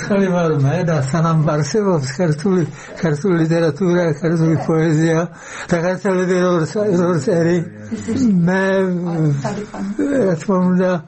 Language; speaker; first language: Georgian; non-native, fluent; Czech